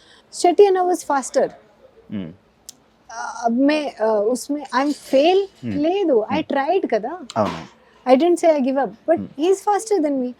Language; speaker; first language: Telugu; non-native, learner; Hindi